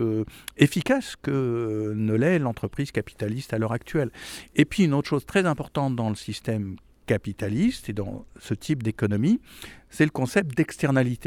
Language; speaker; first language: French; native; French